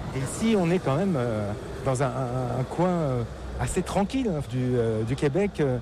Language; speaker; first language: French; native; French